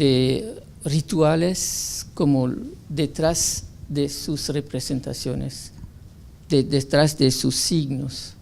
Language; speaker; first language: Spanish; non-native, fluent; French